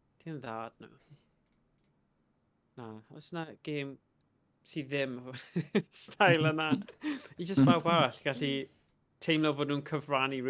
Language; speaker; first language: Welsh; native; Welsh